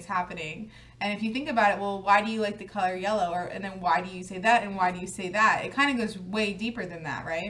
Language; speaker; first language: English; native; English